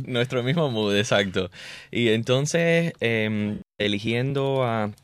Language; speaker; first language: Spanish; early bilingual, heritage; Spanish